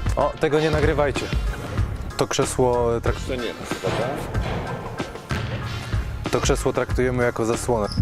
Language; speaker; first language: Polish; native; Polish